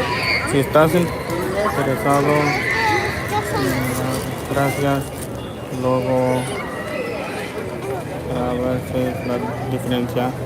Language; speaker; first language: Spanish; early bilingual, heritage; Spanish